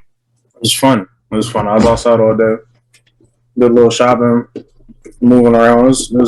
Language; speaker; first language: English; native; English